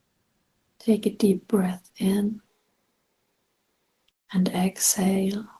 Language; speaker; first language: English; non-native, fluent; German